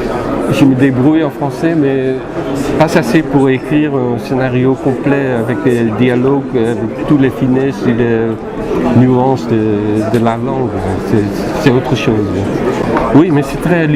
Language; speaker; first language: French; non-native, fluent; Dutch